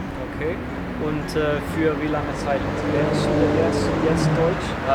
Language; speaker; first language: German; non-native, learner; Dutch